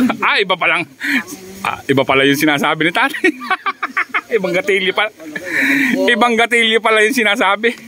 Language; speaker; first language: Filipino; native; Filipino